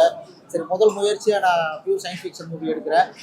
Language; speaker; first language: Tamil; native; Tamil